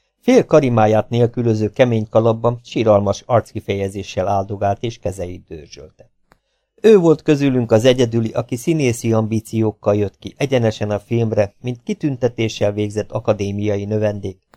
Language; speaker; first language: Hungarian; native; Hungarian